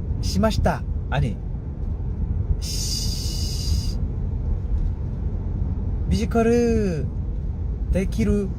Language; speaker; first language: Japanese; non-native, learner; Korean